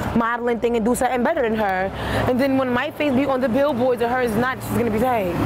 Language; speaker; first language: English; native; English